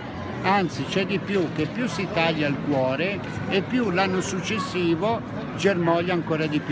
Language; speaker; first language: Italian; native; Italian